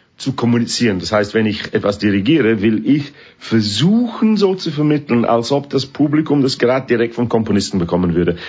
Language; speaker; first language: German; non-native, fluent; English